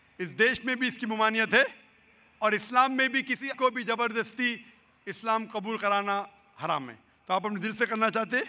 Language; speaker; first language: Hindi; non-native, local second language; Konkani